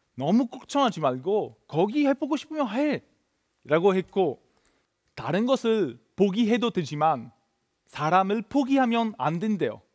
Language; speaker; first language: Korean; non-native, fluent; Italian